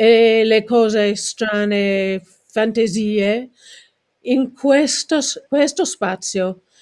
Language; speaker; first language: Italian; non-native, learner; English